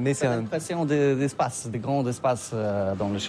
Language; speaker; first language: French; non-native, learner; Polish